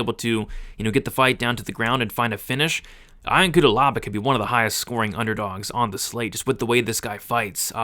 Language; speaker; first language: English; native; English